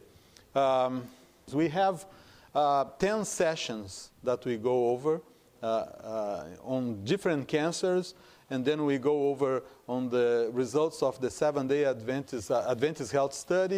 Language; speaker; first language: English; non-native, fluent; Portuguese